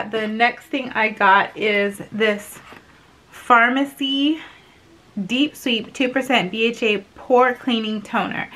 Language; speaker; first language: English; native; English